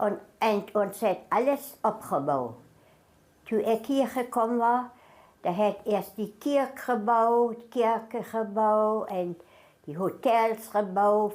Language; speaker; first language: Afrikaans; non-native, local second language; German